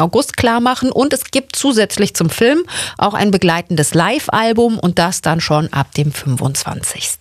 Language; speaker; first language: German; native; German